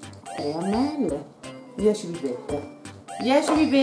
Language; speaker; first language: Italian; native; Italian